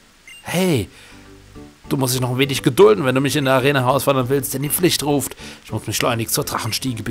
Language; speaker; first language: German; native; German